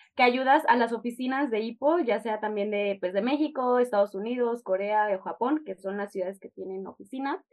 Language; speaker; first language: Spanish; native; Spanish